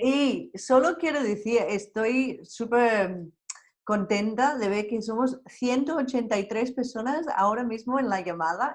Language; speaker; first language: Spanish; non-native, fluent; English